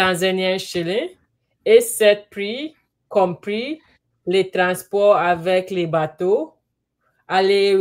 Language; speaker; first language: French; non-native, learner; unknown